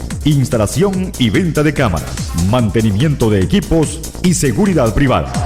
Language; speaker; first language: Spanish; native; Spanish